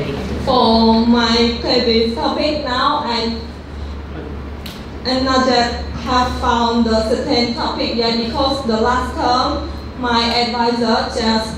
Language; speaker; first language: English; non-native, learner; Khmer